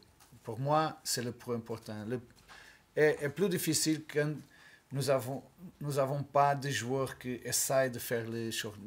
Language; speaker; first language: French; non-native, learner; Portuguese